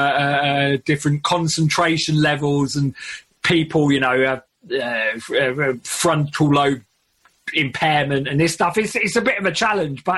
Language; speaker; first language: English; native; English